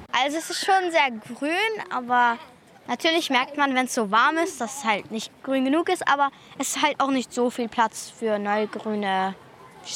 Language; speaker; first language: German; native; German